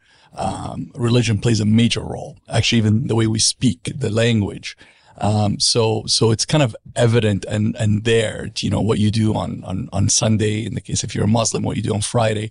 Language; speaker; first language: English; non-native, fluent; Arabic